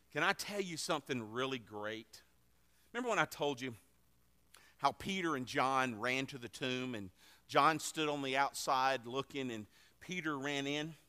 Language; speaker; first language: English; native; English